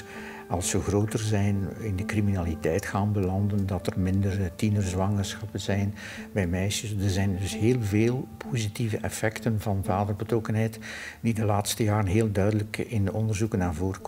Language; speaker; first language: Dutch; native; Dutch